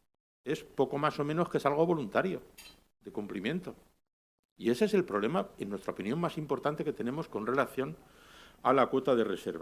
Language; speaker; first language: Spanish; native; Spanish